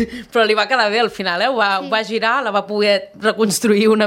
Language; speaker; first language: Catalan; native; Catalan